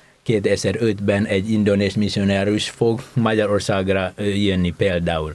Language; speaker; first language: Hungarian; non-native, fluent; Indonesian